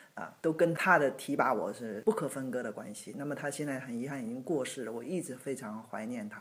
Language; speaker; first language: Chinese; native; Chinese